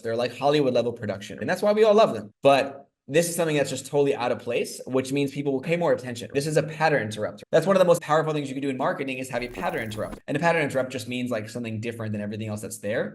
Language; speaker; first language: English; native; English